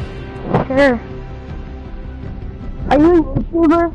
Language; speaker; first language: English; native; English